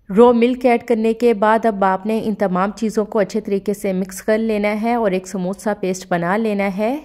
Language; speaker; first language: Urdu; native; Urdu